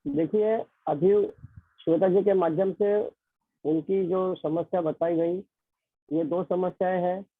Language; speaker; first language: Hindi; non-native, local second language; Marathi